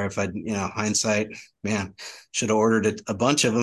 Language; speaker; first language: English; native; English